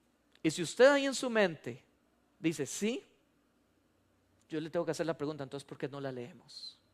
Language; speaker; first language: Spanish; native; Spanish